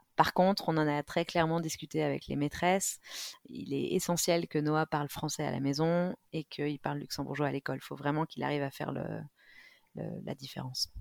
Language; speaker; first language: French; native; French